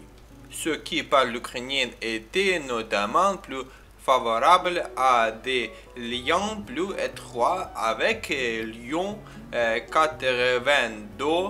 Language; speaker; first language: French; non-native, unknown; Ukrainian